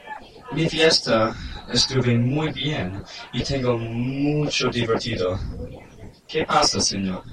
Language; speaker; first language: Spanish; non-native, learner; English